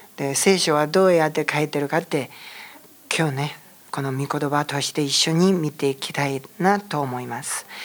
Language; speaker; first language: Japanese; non-native, fluent; Chinese